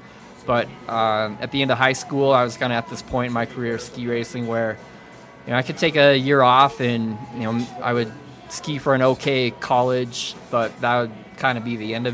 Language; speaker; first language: English; native; English